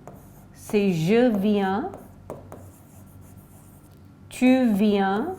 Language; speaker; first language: French; non-native, fluent; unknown